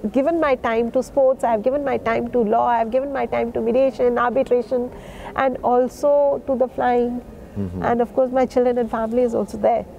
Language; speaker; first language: English; non-native, local second language; Punjabi